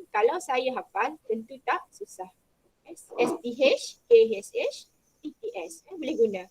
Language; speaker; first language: Malay; native; Malay